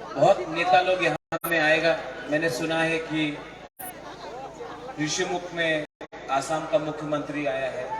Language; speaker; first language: Hindi; non-native, local second language; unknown